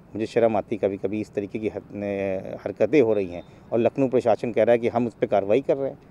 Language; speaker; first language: Hindi; native; Hindi